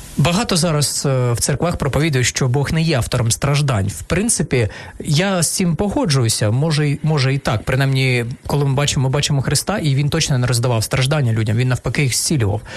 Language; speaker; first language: Ukrainian; non-native, local second language; Russian